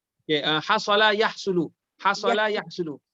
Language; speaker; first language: Indonesian; non-native, local second language; Malay